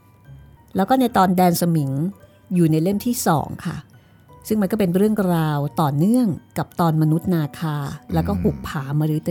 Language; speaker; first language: Thai; native; Thai